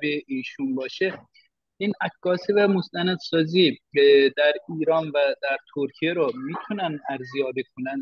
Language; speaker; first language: Persian; non-native, fluent; Turkish